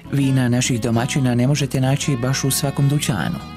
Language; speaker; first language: Croatian; native; Croatian